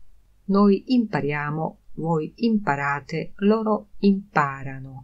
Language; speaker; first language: Italian; non-native, fluent; Polish